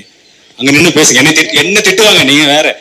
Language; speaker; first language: Tamil; native; Tamil